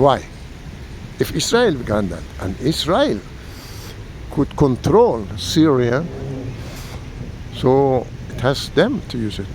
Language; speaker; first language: English; non-native, learner; Persian